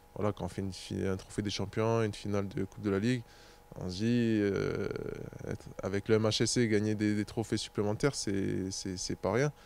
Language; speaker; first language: French; native; French